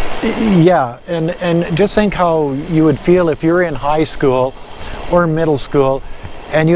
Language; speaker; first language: English; native; English